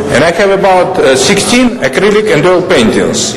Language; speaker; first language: English; non-native, learner; Russian